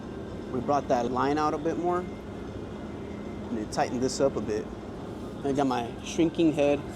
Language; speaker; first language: English; native; English